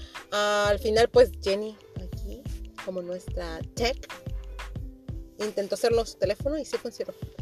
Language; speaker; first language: Spanish; early bilingual, heritage; Spanish